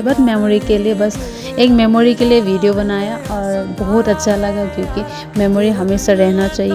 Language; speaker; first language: Hindi; non-native, local second language; Assamese